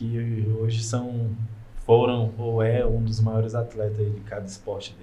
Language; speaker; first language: Portuguese; native; Portuguese